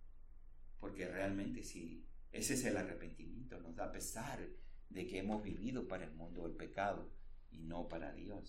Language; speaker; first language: Spanish; native; Spanish